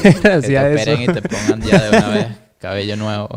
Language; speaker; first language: Spanish; native; Spanish